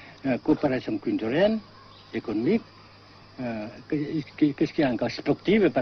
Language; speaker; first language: French; non-native, local second language; Vietnamese